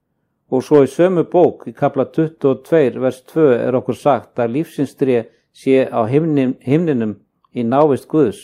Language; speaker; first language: Icelandic; native; Icelandic